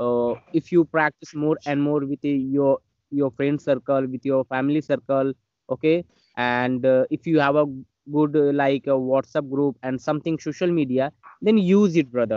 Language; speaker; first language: English; non-native, learner; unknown